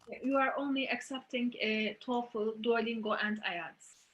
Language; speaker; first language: English; non-native, fluent; Turkish